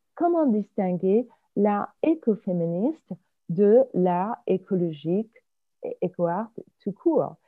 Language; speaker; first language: French; non-native, fluent; English